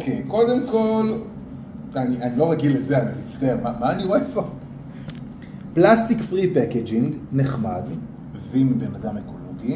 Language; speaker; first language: Hebrew; native; Hebrew